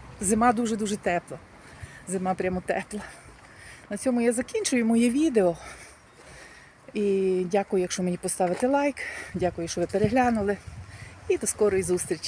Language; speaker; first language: Ukrainian; native; Ukrainian